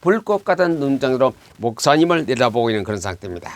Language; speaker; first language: Korean; native; Korean